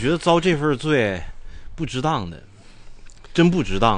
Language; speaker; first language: Chinese; native; Chinese